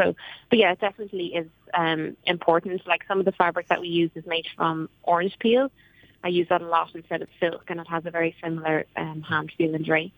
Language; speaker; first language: English; native; English